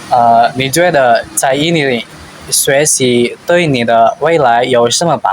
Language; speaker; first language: Chinese; non-native, learner; Indonesian